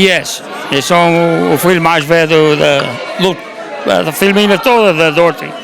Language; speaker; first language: Portuguese; early bilingual, heritage; Portuguese